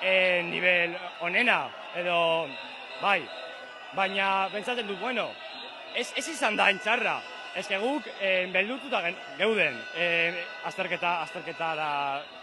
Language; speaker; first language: Basque; non-native, learner; Spanish